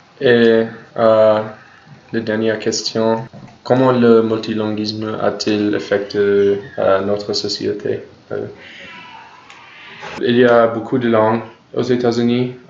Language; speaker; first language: French; non-native, learner; English